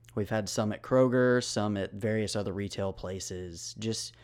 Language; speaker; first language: English; native; English